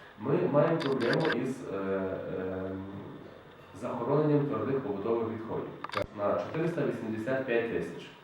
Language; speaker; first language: Ukrainian; native; Ukrainian